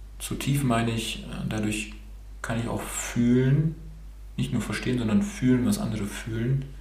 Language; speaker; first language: German; early bilingual, other home language; Romanian